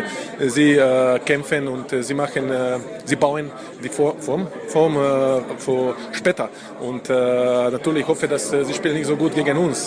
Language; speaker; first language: German; non-native, fluent; Slovenian